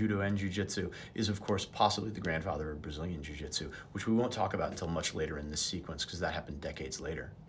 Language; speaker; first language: English; native; English